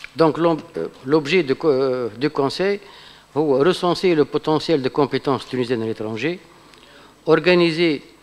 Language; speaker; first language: French; non-native, local second language; Arabic